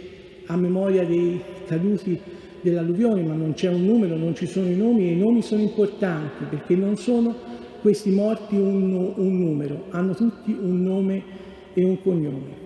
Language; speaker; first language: Italian; native; Italian